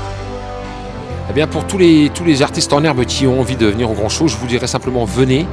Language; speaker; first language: French; native; French